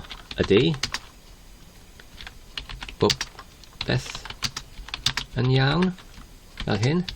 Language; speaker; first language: Welsh; non-native, learner; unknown